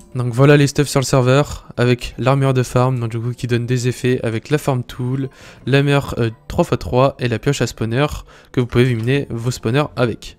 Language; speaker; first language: French; native; French